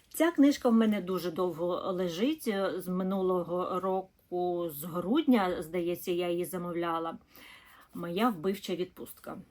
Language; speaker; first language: Ukrainian; non-native, local second language; Russian